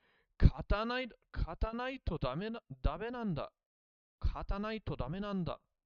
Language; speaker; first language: Japanese; non-native, learner; English